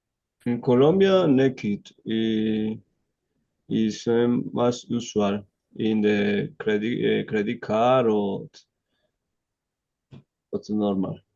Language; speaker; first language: English; non-native, learner; Spanish